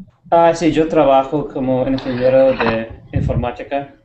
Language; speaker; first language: Spanish; non-native, learner; English